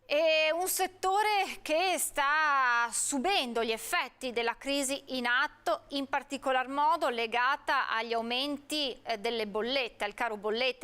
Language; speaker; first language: Italian; native; Italian